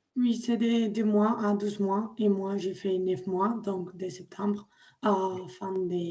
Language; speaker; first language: French; non-native, learner; Spanish